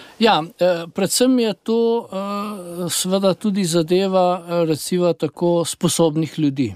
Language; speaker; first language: Slovenian; native; Slovenian